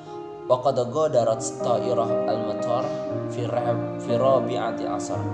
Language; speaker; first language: Arabic; non-native, learner; Indonesian